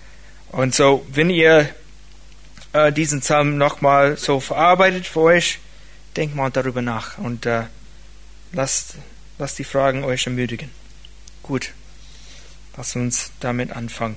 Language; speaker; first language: German; non-native, fluent; English